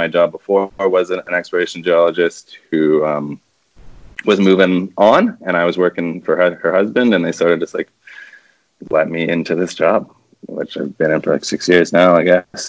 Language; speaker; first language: English; native; English